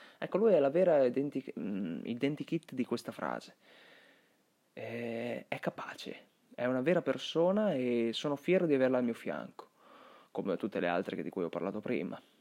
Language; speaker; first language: Italian; early bilingual, other home language; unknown